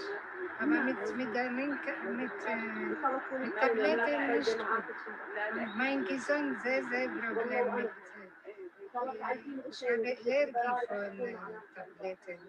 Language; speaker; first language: German; non-native, learner; Arabic